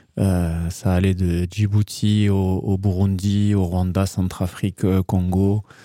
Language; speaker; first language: French; early bilingual, heritage; German